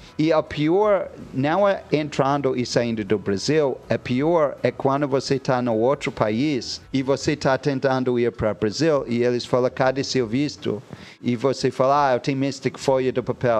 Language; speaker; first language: Portuguese; non-native, fluent; English